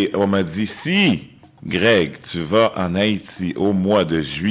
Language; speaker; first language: French; native; French